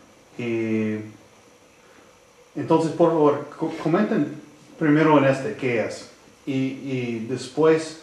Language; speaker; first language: Spanish; non-native, learner; English